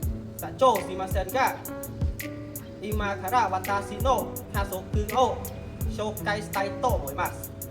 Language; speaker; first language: Japanese; non-native, learner; Khmer